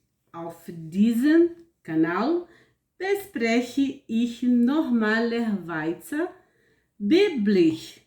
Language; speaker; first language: German; non-native, learner; Portuguese